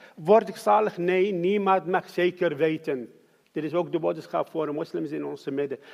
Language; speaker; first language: Dutch; non-native, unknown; Arabic